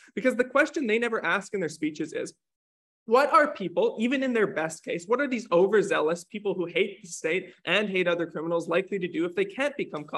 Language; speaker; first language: English; native; English